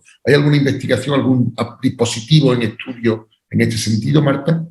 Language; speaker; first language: Spanish; native; Spanish